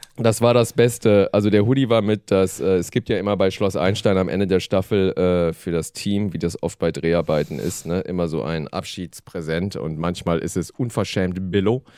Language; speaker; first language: German; early bilingual, other home language; Korean